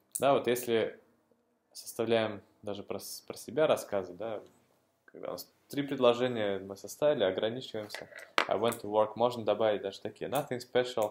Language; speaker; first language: Russian; native; Russian